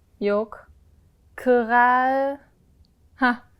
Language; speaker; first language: Turkish; non-native, learner; German